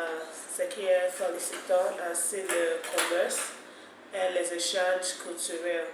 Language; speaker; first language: French; non-native, fluent; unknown